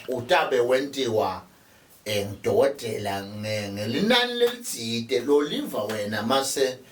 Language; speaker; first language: Zulu; non-native, local second language; Swati